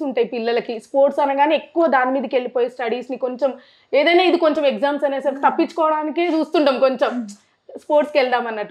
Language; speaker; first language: Telugu; native; Telugu